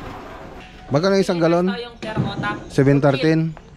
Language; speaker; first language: Filipino; native; Filipino